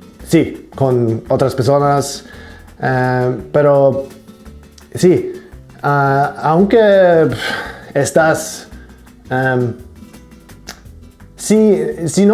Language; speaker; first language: Spanish; non-native, learner; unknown